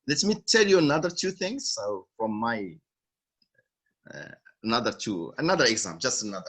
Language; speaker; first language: English; non-native, fluent; Arabic